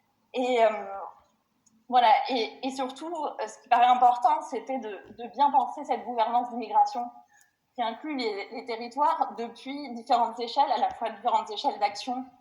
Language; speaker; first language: French; native; French